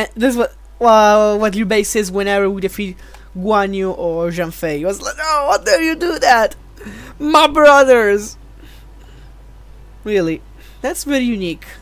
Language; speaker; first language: English; non-native, fluent; Italian